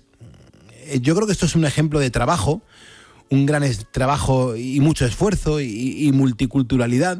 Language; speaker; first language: Spanish; native; Spanish